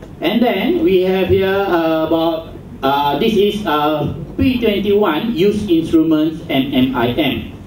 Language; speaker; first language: English; non-native, local second language; Malay